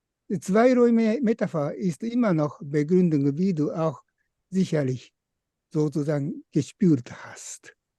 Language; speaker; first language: German; non-native, fluent; Japanese